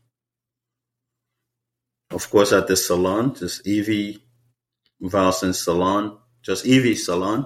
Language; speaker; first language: English; non-native, fluent; Haitian Creole